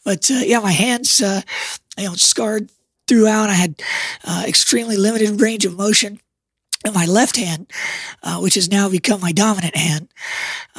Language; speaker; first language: English; native; English